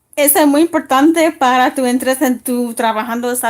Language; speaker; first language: Spanish; non-native, learner; English